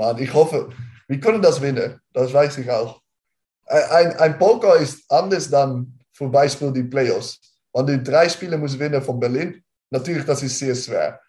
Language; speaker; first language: German; non-native, learner; Dutch